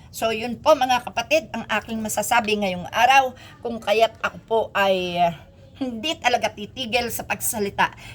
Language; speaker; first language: Filipino; native; Filipino